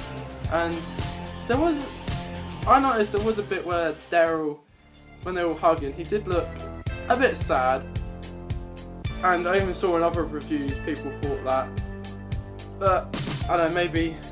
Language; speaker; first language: English; native; English